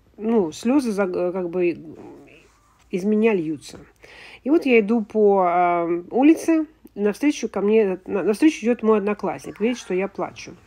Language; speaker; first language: Russian; native; Russian